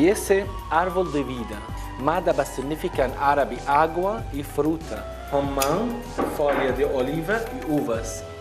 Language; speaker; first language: Portuguese; non-native, learner; Arabic